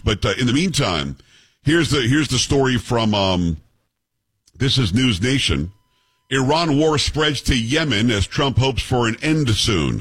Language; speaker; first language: English; native; English